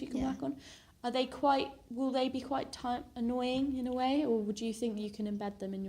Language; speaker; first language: English; native; English